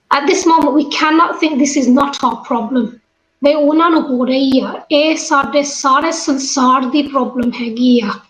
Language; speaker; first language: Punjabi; early bilingual, heritage; Punjabi